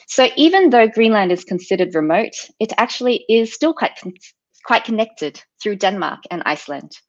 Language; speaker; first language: English; native; English